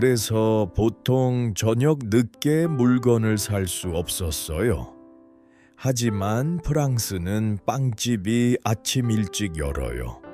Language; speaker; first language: Korean; non-native, learner; Uzbek